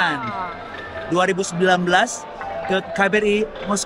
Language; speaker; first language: Indonesian; native; Indonesian